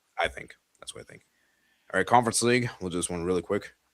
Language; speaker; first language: English; native; English